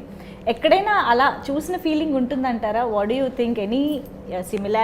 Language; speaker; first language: Telugu; native; Telugu